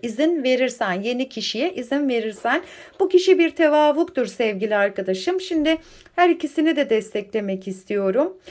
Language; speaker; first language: Turkish; native; Turkish